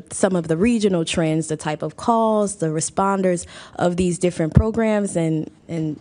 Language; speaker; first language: English; native; English